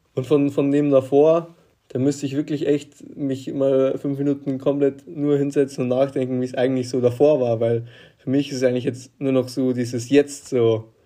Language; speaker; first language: German; native; German